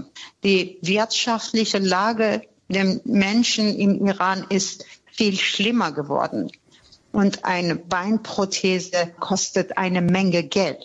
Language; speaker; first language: German; non-native, fluent; Persian